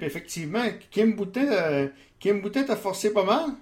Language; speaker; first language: French; native; French